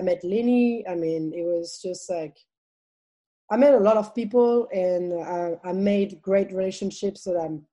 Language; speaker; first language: English; non-native, fluent; French